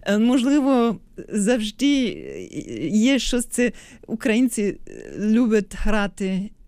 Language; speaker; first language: Ukrainian; non-native, fluent; German